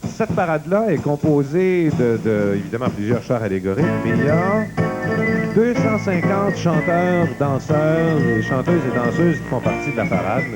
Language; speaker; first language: French; native; French